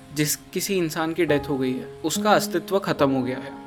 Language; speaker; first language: Hindi; native; Hindi